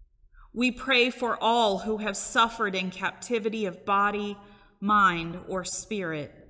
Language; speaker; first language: English; native; English